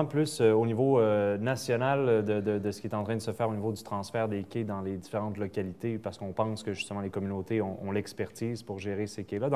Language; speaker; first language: French; native; French